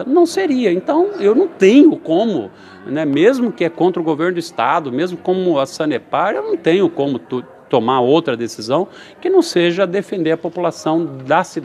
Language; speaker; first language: Portuguese; native; Portuguese